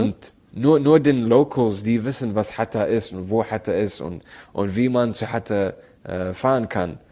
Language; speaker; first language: German; non-native, learner; Arabic